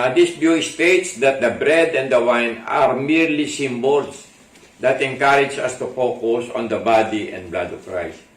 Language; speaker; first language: English; non-native, local second language; Filipino